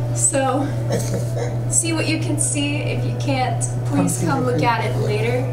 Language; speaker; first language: English; native; English